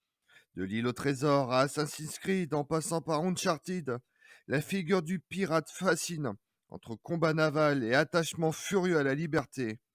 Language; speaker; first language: French; native; French